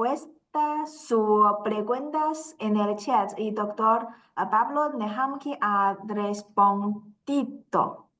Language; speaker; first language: Spanish; non-native, fluent; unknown